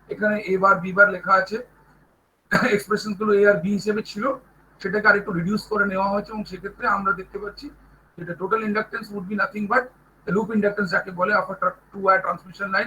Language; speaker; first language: Bangla; native; Bangla